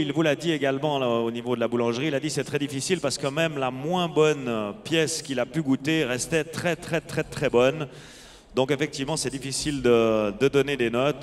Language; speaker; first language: French; native; French